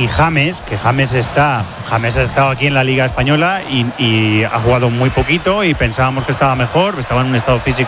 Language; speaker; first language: Spanish; native; Spanish